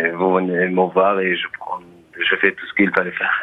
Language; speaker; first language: French; non-native, fluent; Persian